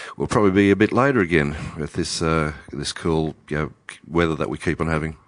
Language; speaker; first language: English; native; English